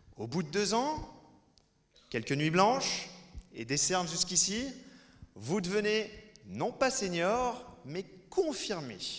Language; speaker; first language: French; native; French